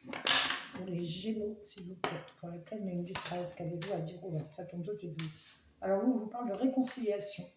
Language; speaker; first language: French; native; French